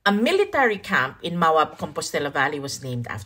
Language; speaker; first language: English; non-native, local second language; Filipino